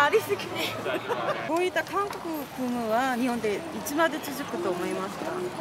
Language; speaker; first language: Japanese; non-native, fluent; Korean